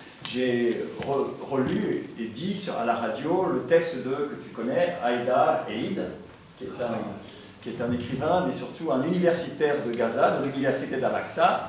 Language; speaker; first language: French; native; French